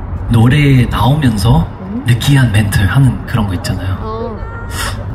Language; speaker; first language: Korean; non-native, fluent; English